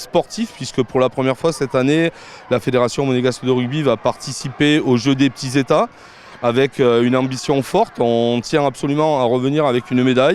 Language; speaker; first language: French; native; French